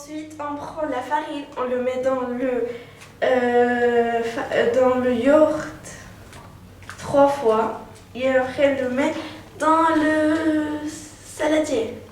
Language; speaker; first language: French; non-native, learner; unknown